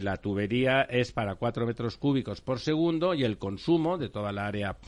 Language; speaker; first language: Spanish; native; Spanish